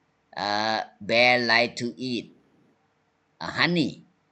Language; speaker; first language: English; non-native, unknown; Thai